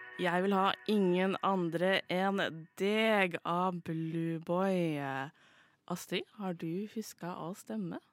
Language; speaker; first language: Norwegian; native; Norwegian